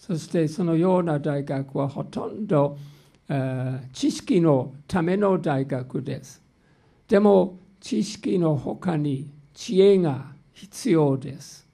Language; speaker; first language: Japanese; non-native, fluent; English